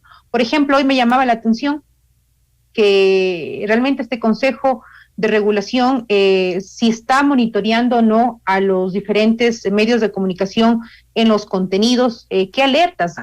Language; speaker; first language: Spanish; native; Spanish